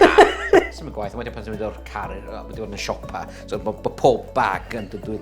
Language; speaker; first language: Welsh; non-native, local second language; English